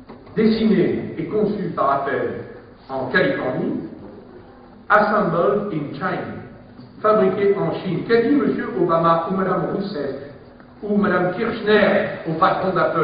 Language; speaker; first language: French; native; French